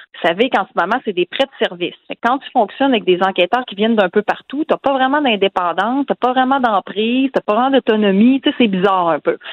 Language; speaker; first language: French; native; French